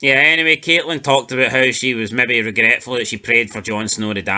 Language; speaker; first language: English; native; English